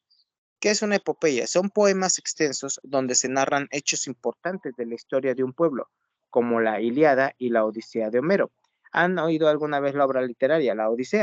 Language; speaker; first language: Spanish; native; Spanish